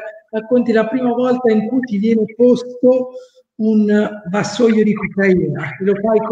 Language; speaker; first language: Italian; native; Italian